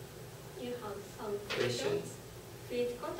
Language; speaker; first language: English; non-native, learner; Japanese